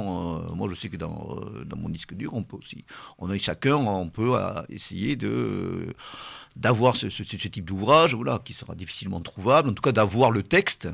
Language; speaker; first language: French; native; French